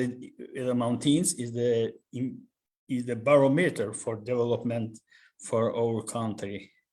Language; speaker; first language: English; non-native, learner; Albanian